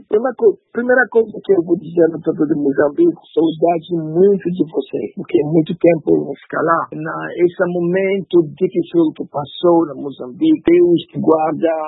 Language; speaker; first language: Portuguese; non-native, learner; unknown